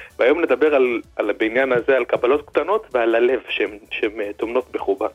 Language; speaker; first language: Hebrew; native; Hebrew